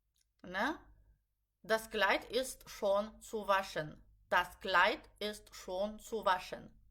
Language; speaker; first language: German; non-native, fluent; Lithuanian